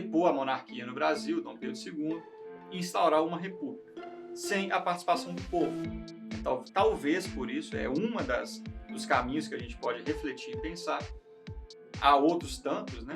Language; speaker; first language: Portuguese; native; Portuguese